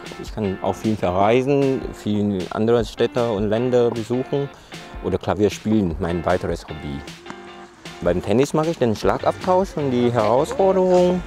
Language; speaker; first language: German; non-native, fluent; Vietnamese